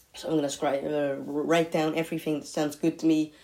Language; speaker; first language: English; non-native, fluent; Dutch